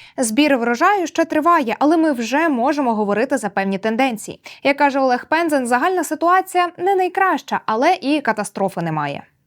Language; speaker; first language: Ukrainian; native; Ukrainian